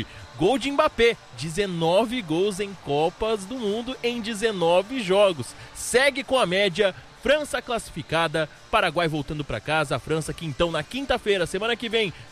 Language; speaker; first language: Portuguese; native; Portuguese